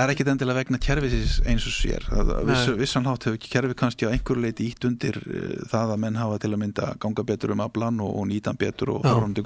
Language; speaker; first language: Icelandic; native; Icelandic